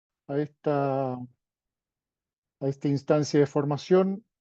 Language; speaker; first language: Spanish; native; Spanish